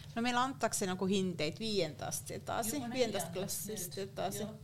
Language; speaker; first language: Estonian; non-native, fluent; Finnish